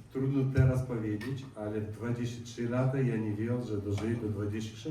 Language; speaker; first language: Polish; non-native, learner; Russian